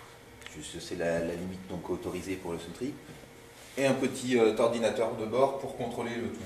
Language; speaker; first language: French; native; French